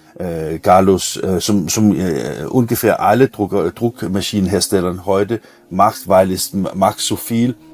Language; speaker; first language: German; non-native, learner; Danish